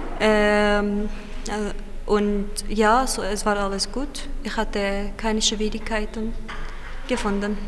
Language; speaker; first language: German; non-native, fluent; Kurdish